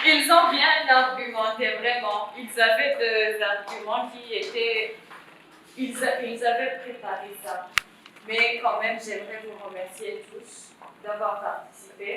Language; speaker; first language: French; non-native, local second language; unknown